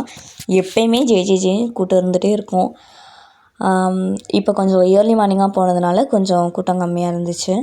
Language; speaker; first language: Tamil; native; Tamil